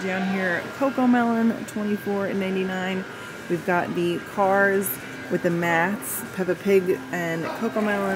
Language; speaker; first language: English; native; English